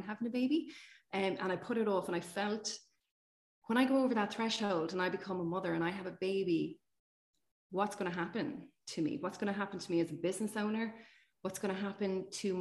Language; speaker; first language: English; native; English